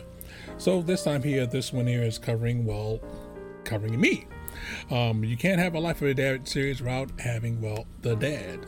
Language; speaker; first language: English; native; English